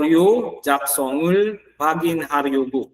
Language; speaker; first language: Korean; non-native, fluent; Filipino